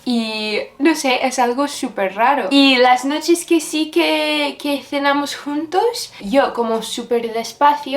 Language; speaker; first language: Spanish; non-native, fluent; English